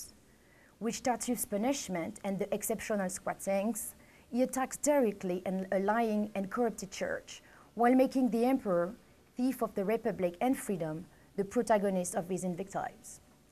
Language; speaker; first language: English; non-native, fluent; French